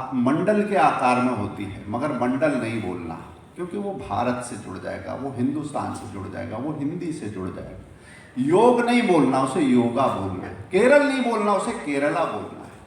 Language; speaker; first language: Hindi; native; Hindi